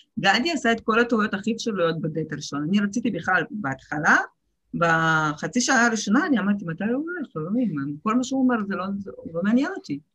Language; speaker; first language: Hebrew; early bilingual, other home language; Russian